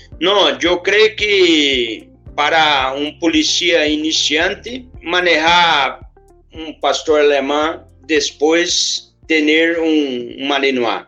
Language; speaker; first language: Spanish; non-native, learner; Portuguese